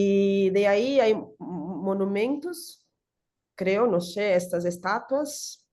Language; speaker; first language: Spanish; non-native, learner; Portuguese